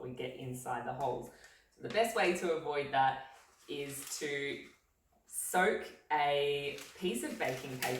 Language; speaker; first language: English; native; English